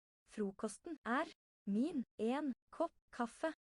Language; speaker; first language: Norwegian; non-native, learner; English